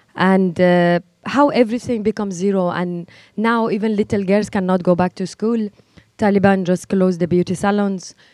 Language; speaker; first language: English; non-native, fluent; Persian